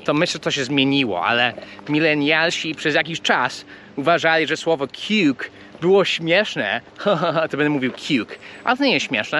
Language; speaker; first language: Polish; non-native, fluent; English